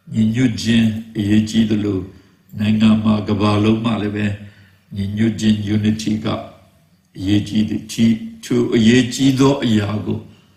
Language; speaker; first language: Burmese; non-native, local second language; Kachin